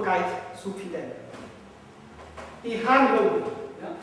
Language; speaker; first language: German; non-native, learner; Vietnamese